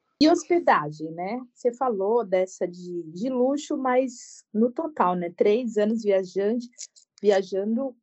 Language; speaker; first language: Portuguese; native; Portuguese